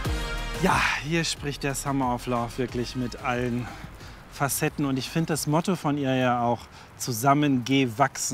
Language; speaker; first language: German; native; German